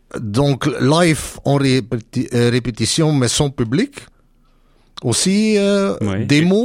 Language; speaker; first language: French; non-native, local second language; Dutch